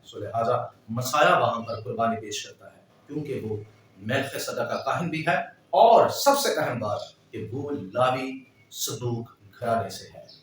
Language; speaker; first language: Urdu; non-native, local second language; Punjabi